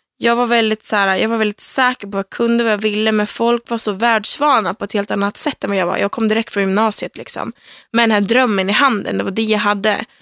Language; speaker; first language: Swedish; native; Swedish